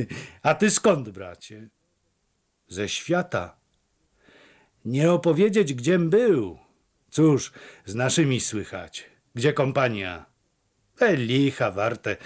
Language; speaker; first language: Polish; native; Polish